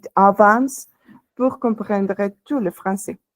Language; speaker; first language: French; non-native, fluent; Spanish